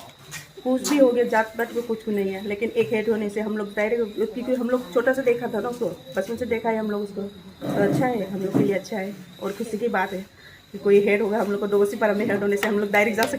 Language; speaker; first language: Hindi; non-native, local second language; Garo